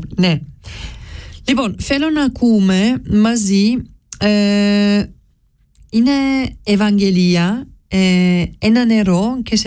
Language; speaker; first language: Greek; early bilingual, heritage; Greek